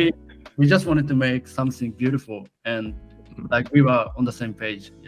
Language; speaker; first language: English; non-native, learner; Japanese